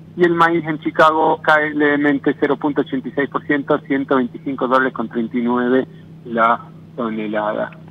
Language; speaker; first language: Spanish; native; Spanish